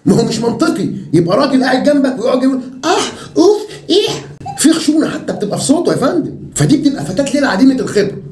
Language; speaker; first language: Arabic; native; Arabic